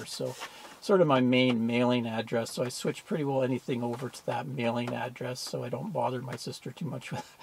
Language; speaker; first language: English; native; English